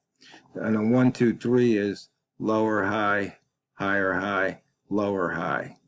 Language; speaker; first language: English; native; English